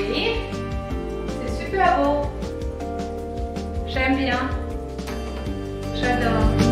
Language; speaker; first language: French; non-native, fluent; German